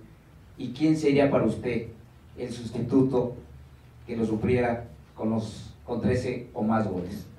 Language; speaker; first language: Spanish; native; Spanish